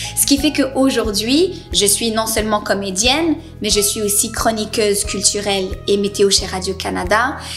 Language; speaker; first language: French; native; French